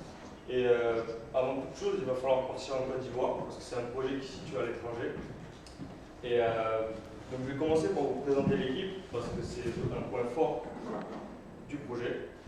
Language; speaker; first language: French; native; French